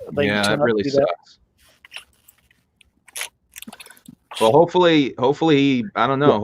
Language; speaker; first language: English; native; English